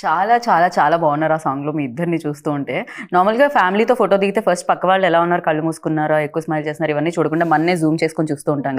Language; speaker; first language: Telugu; native; Telugu